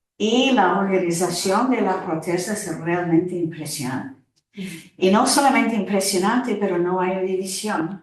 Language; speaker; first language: Spanish; non-native, fluent; English